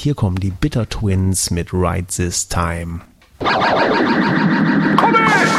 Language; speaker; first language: German; native; German